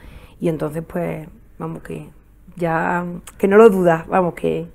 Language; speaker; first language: Spanish; native; Spanish